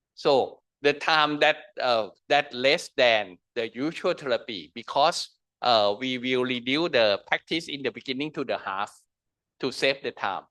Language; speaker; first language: English; non-native, learner; Thai